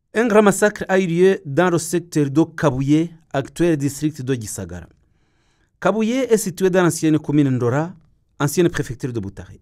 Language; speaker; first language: French; non-native, local second language; Kinyarwanda